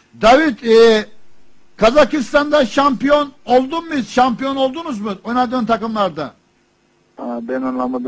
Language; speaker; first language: Turkish; non-native, learner; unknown